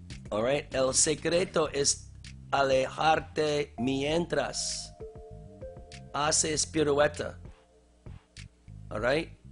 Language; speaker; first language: Spanish; non-native, learner; English